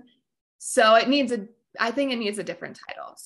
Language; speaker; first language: English; native; English